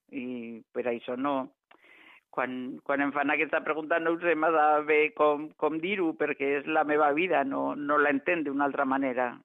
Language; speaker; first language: Catalan; non-native, local second language; Spanish